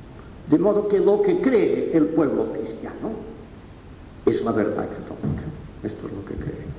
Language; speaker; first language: Spanish; non-native, local second language; Catalan